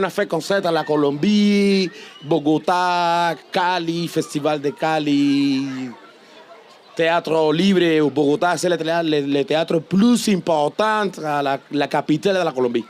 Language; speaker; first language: French; non-native, learner; Spanish